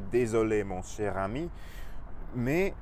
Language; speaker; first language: French; non-native, fluent; Russian